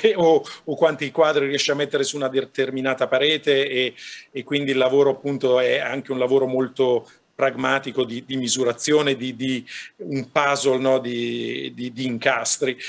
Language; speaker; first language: Italian; native; Italian